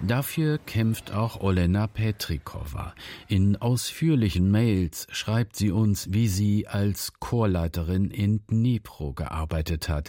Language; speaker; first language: German; native; German